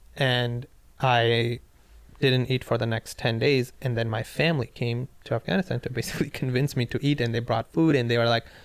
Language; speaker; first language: English; non-native, local second language; Pashto